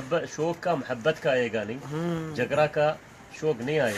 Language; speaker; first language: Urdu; non-native, learner; Arabic